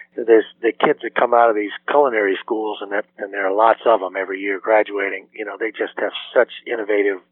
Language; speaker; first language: English; native; English